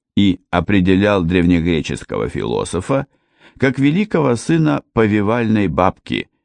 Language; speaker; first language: Russian; native; Russian